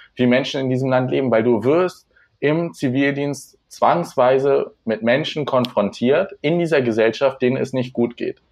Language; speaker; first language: German; native; German